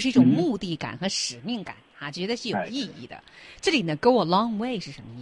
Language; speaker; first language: Chinese; native; Chinese